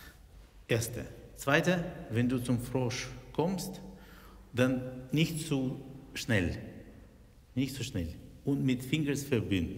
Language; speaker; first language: German; non-native, fluent; Russian